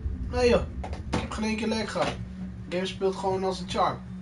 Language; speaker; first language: Dutch; native; Dutch